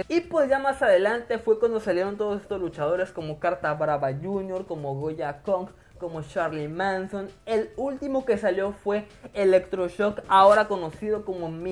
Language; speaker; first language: Spanish; native; Spanish